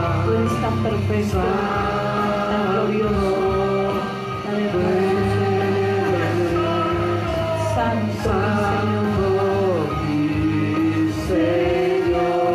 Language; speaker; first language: Spanish; native; Spanish